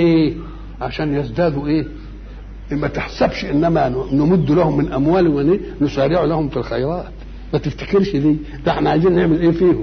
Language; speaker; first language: Arabic; native; Arabic